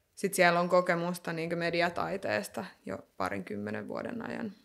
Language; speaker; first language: Finnish; native; Finnish